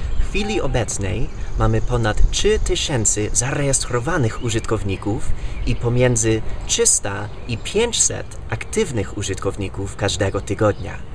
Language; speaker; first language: Polish; non-native, fluent; English